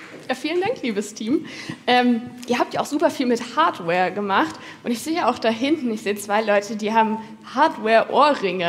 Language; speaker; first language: German; native; German